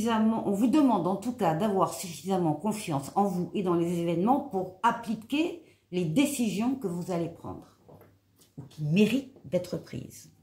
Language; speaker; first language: French; native; French